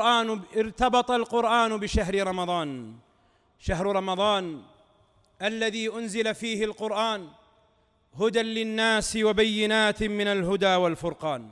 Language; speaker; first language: Arabic; native; Arabic